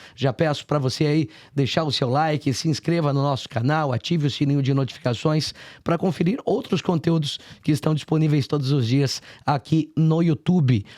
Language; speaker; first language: Portuguese; native; Portuguese